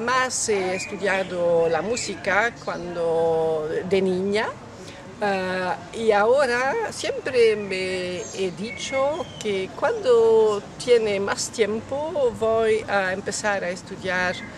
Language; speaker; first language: Spanish; non-native, learner; French